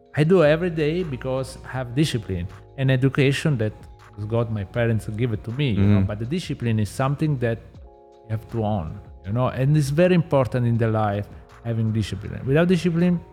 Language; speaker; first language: English; non-native, learner; Italian